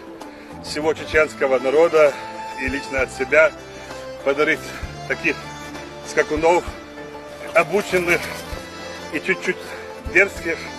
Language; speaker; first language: Russian; non-native, local second language; Chechen